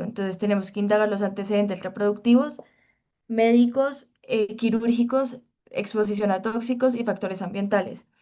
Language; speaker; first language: Spanish; native; Spanish